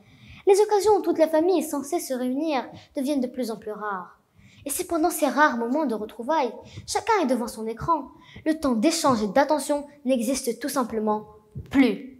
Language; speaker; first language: French; non-native, local second language; Arabic